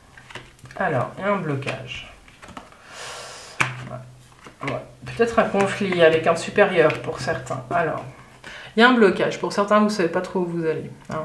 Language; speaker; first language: French; native; French